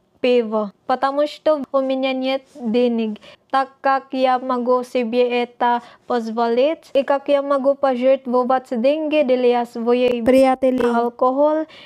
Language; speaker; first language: Russian; non-native, learner; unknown